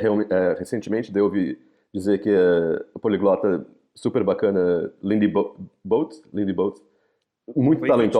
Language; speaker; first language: Portuguese; native; Portuguese